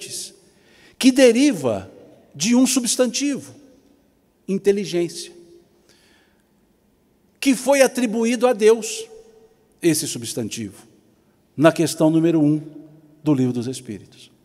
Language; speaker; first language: Portuguese; native; Portuguese